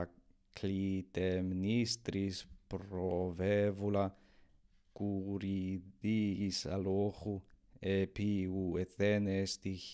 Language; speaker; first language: Greek; non-native, learner; English